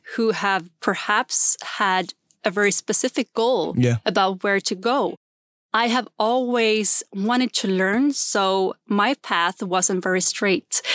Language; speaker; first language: English; non-native, fluent; Swedish